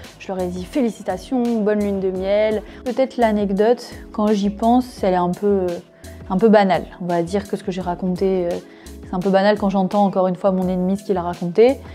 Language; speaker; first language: French; native; French